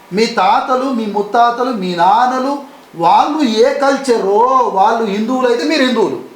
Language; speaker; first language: Telugu; non-native, local second language; Lambadi